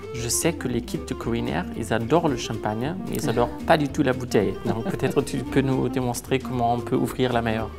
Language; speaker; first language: French; non-native, fluent; German